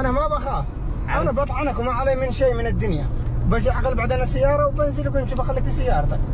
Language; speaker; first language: Arabic; native; Arabic